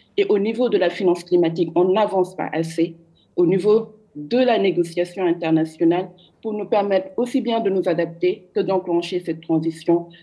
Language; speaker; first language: French; non-native, local second language; Wolof